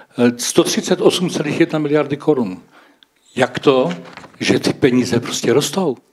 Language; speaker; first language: Czech; native; Czech